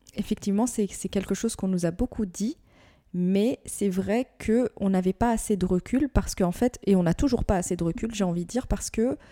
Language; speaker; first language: French; native; French